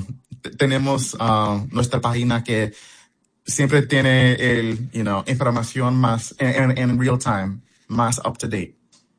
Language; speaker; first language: Spanish; early bilingual, heritage; English